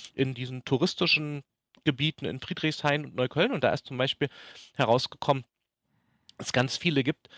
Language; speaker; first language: German; native; German